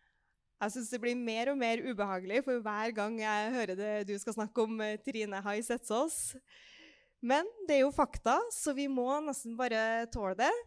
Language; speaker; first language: Norwegian; native; Norwegian